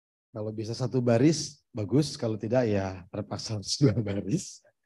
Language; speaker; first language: Indonesian; native; Indonesian